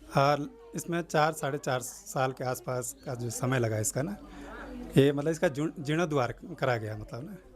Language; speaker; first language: Hindi; native; Hindi